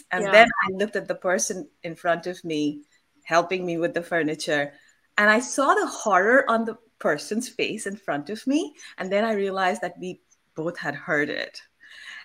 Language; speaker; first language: English; non-native, local second language; Bangla